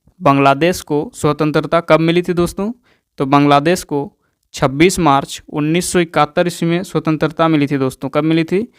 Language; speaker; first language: Hindi; native; Hindi